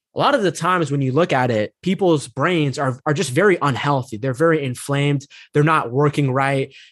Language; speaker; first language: English; native; English